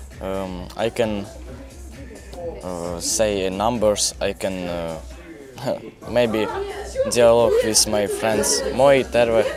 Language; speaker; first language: English; non-native, learner; Ukrainian